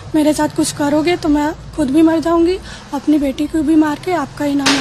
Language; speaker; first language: Hindi; native; Hindi